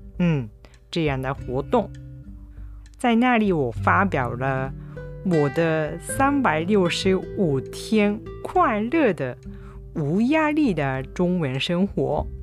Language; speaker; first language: Chinese; non-native, fluent; Japanese